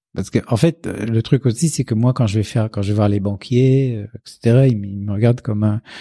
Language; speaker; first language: French; native; French